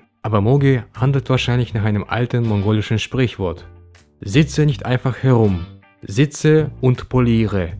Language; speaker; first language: German; native; German